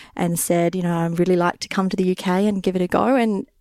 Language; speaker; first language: English; native; English